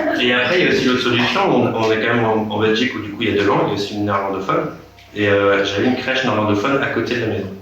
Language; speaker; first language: French; native; French